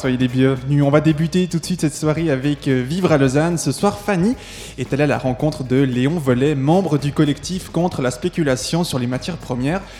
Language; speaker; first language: French; native; French